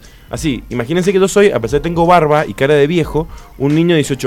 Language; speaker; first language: Spanish; native; Spanish